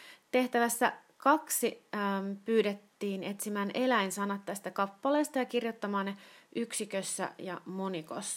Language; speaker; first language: Finnish; native; Finnish